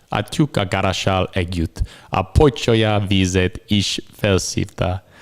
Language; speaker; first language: Hungarian; non-native, learner; English